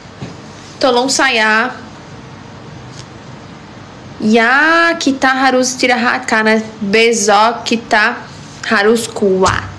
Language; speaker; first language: Indonesian; non-native, learner; Portuguese